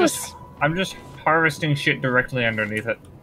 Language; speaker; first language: English; native; English